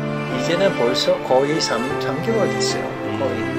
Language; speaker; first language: Korean; non-native, fluent; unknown